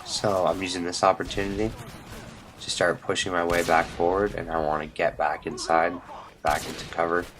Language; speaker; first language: English; native; English